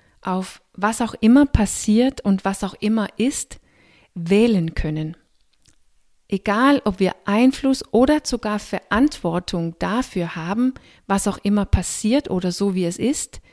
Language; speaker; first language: German; non-native, fluent; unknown